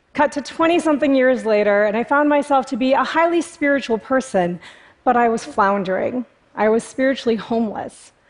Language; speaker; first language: English; native; English